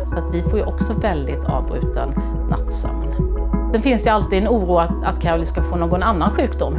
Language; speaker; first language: Swedish; native; Swedish